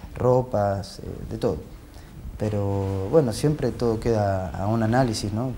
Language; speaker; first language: Spanish; native; Spanish